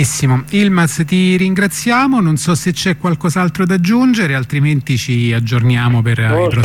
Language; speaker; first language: Italian; native; Italian